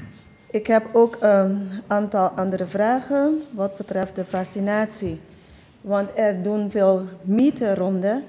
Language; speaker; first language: Dutch; non-native, local second language; Papiamento